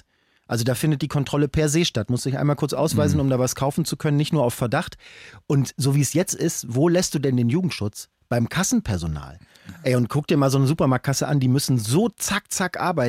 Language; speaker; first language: German; native; German